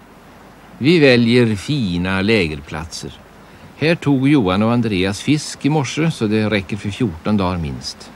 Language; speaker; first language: Swedish; native; Swedish